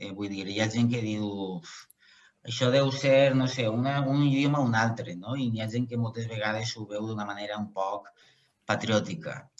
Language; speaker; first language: Catalan; non-native, local second language; Spanish